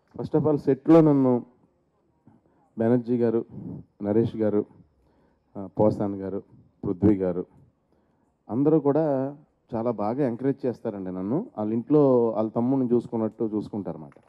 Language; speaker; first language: Telugu; native; Telugu